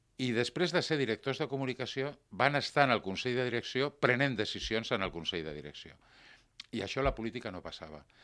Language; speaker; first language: Catalan; non-native, local second language; Spanish